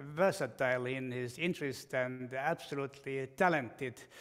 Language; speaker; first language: English; non-native, fluent; Estonian